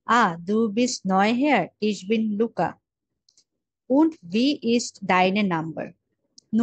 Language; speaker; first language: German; non-native, fluent; Bangla